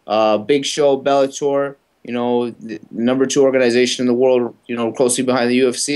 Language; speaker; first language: English; native; English